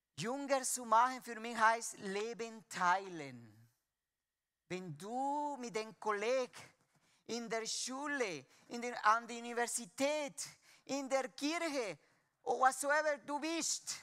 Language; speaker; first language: German; non-native, fluent; Spanish